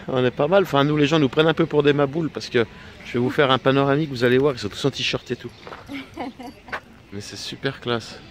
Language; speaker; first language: French; native; French